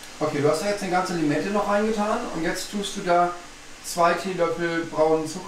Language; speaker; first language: German; native; German